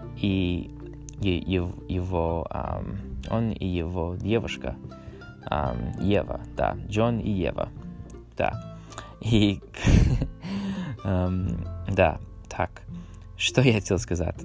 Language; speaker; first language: Russian; non-native, learner; English